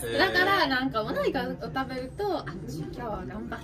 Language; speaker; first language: Japanese; non-native, fluent; Italian